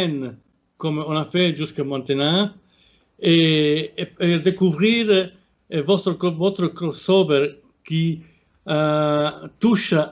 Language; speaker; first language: French; non-native, fluent; Italian